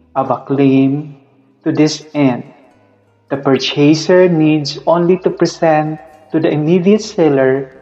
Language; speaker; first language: English; non-native, local second language; Filipino